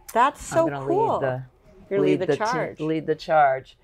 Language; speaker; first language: English; native; English